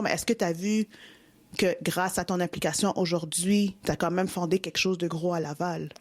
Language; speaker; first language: French; native; French